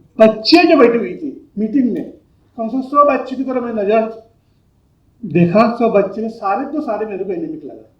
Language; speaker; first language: Hindi; non-native, local second language; Bangla